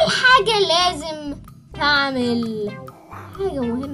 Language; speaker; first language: Arabic; native; Arabic